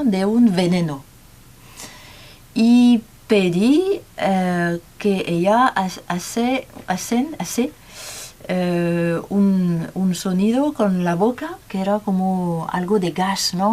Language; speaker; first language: Spanish; non-native, learner; French